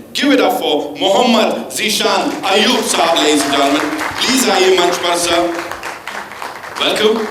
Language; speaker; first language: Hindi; native; Hindi